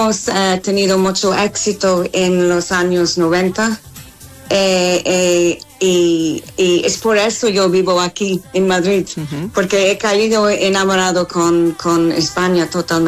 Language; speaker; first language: Spanish; non-native, fluent; English